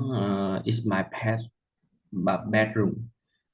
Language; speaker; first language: English; non-native, learner; Vietnamese